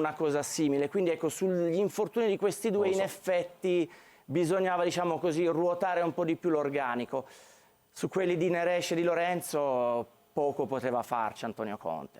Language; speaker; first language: Italian; native; Italian